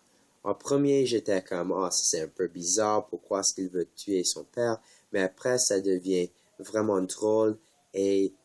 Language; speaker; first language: French; non-native, learner; English